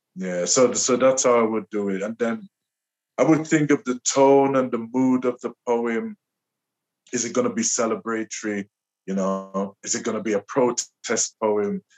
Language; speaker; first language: English; native; English